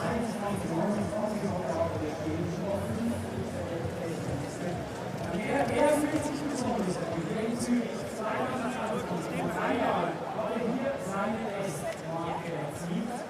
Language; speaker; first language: German; native; German